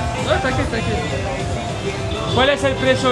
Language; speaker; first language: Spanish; non-native, learner; French